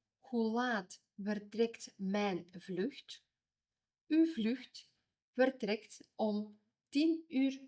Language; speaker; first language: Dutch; non-native, fluent; Ukrainian